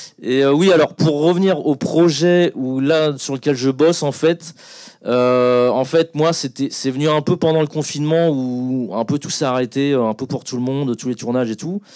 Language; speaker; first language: French; native; French